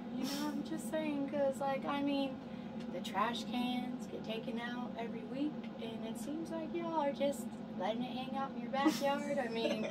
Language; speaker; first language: English; native; English